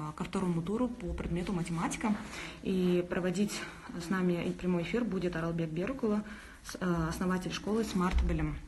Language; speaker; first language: Russian; non-native, local second language; Kazakh